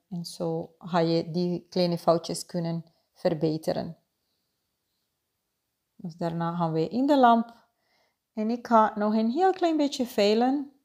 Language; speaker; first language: Dutch; non-native, fluent; Spanish